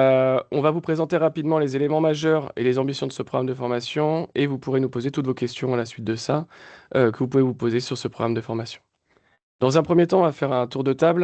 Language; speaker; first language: French; native; French